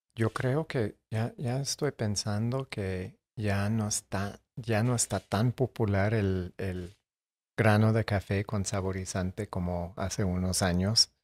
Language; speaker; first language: Spanish; non-native, fluent; English